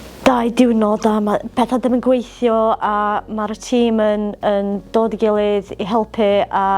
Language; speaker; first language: Welsh; non-native, local second language; English